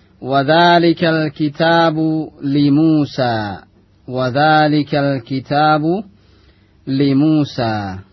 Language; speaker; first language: Arabic; non-native, fluent; Indonesian